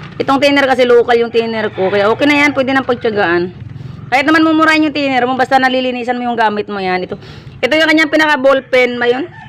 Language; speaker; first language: Filipino; non-native, local second language; Hiligaynon